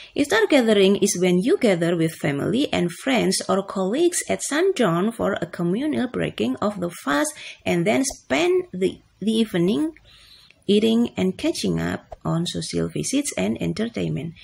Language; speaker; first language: English; non-native, fluent; Indonesian